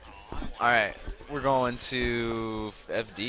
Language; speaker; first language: English; native; English